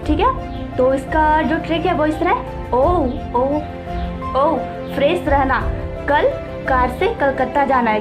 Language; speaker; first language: Hindi; native; Hindi